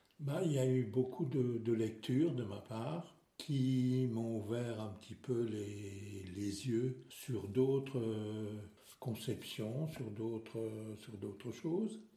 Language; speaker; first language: French; non-native, local second language; Swiss German